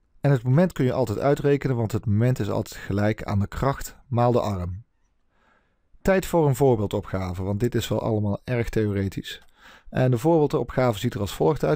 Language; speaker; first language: Dutch; native; Dutch